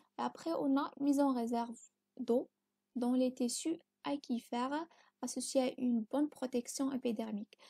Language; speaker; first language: French; non-native, local second language; Arabic